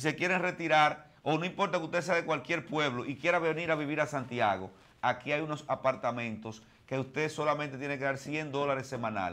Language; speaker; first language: Spanish; native; Spanish